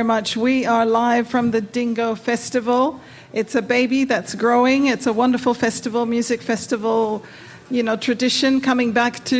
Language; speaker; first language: English; non-native, fluent; Amharic